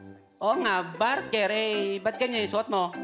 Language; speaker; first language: Filipino; native; Filipino